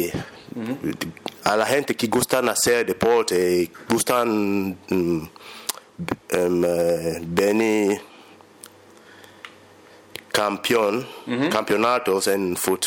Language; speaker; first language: Spanish; non-native, learner; English